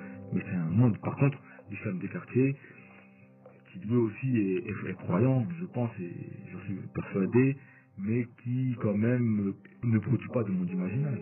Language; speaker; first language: French; native; French